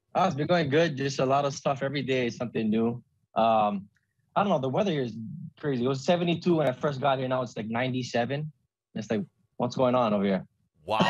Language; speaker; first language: English; native; English